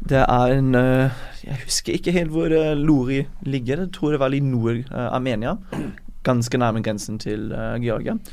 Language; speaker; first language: Norwegian; non-native, fluent; German